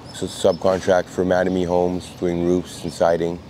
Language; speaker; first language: English; native; English